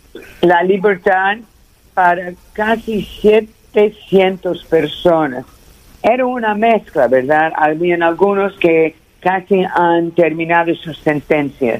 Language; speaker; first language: Spanish; early bilingual, heritage; Spanish